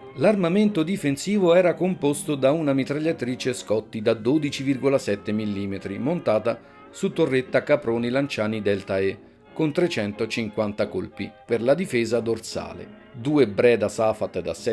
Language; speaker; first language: Italian; native; Italian